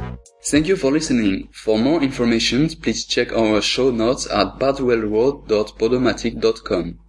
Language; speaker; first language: English; non-native, learner; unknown